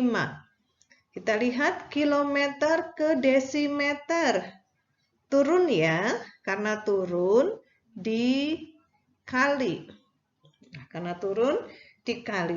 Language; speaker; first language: Indonesian; native; Indonesian